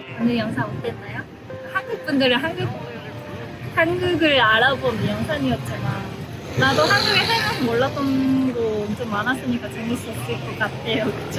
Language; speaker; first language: Korean; early bilingual, heritage; Japanese